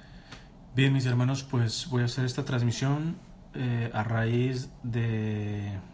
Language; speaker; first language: Spanish; native; Spanish